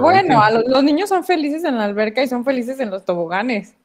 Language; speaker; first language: Spanish; native; Spanish